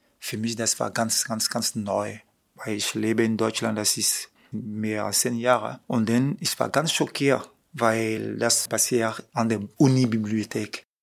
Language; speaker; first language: German; non-native, fluent; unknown